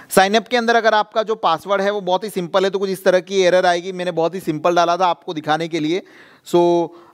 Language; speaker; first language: Hindi; non-native, local second language; Gujarati